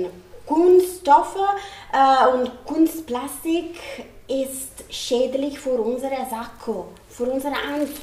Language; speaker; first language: German; non-native, learner; Italian